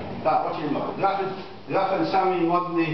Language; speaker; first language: Russian; non-native, fluent; Polish